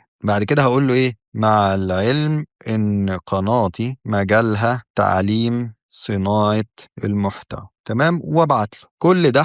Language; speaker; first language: Arabic; native; Arabic